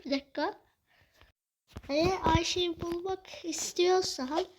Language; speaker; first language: Turkish; native; Turkish